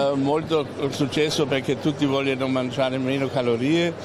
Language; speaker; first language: Italian; non-native, fluent; German